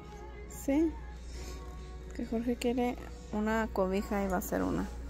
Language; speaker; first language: Spanish; native; Spanish